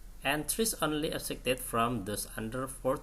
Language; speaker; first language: English; non-native, fluent; Indonesian